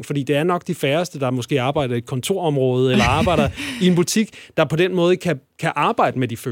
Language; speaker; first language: Danish; native; Danish